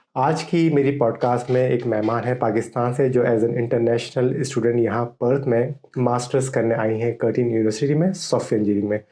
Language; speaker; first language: Urdu; native; Urdu